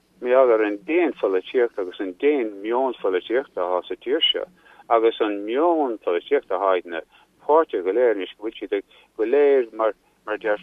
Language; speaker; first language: Irish; non-native, local second language; English